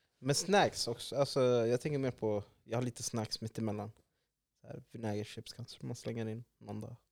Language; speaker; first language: Swedish; early bilingual, other home language; Arabic